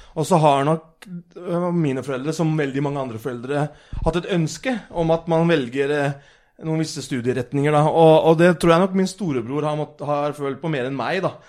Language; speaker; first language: Norwegian; early bilingual, other home language; Urdu